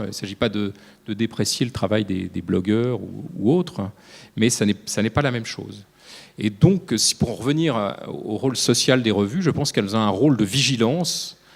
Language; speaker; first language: French; native; French